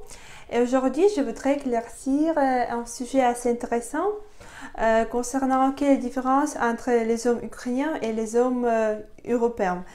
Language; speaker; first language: French; non-native, fluent; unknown